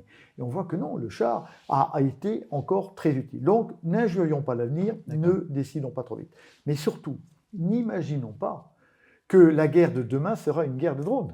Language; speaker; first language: French; native; French